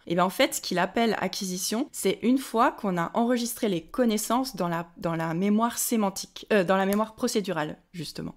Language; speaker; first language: French; native; French